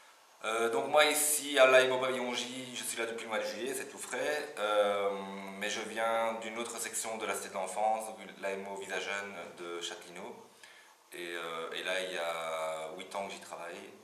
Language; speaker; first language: French; native; French